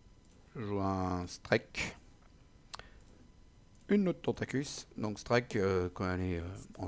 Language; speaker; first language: French; native; French